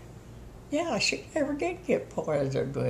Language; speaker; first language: English; native; English